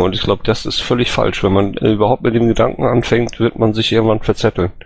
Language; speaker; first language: German; native; German